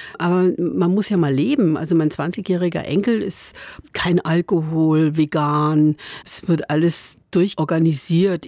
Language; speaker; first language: German; native; German